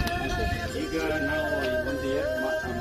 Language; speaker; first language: Kannada; non-native, learner; Tibetan